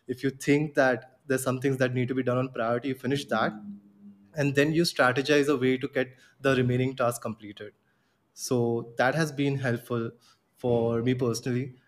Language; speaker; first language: English; non-native, local second language; Gujarati